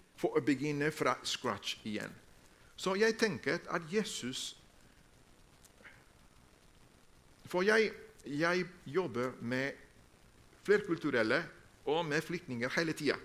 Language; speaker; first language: Norwegian; non-native, fluent; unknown